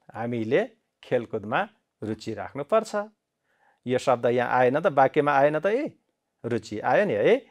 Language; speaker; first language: Nepali; native; Nepali